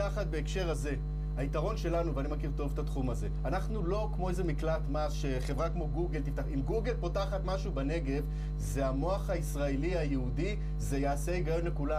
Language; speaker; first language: Hebrew; native; Hebrew